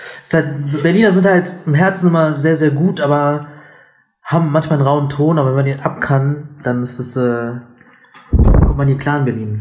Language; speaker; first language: German; native; German